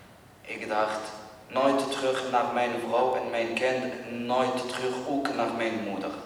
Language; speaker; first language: Dutch; non-native, learner; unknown